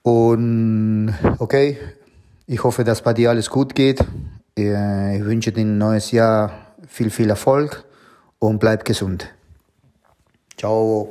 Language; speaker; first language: German; non-native, fluent; Spanish